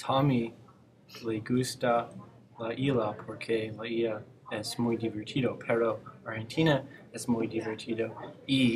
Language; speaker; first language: Spanish; non-native, learner; English